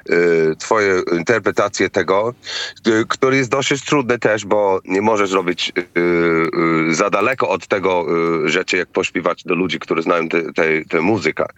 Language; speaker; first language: Polish; non-native, fluent; English